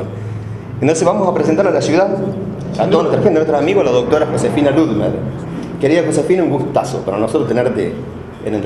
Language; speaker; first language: Spanish; native; Spanish